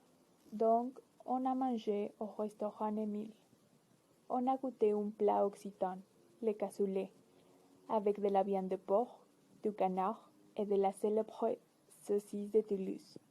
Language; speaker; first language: French; non-native, learner; Spanish